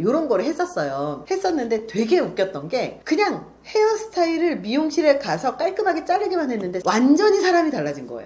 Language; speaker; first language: Korean; native; Korean